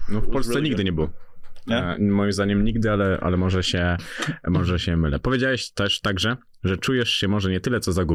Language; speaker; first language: Polish; native; Polish